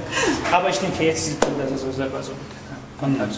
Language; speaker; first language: German; non-native, learner; Arabic